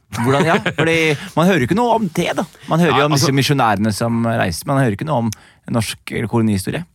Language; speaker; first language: Norwegian; early bilingual, other home language; Somali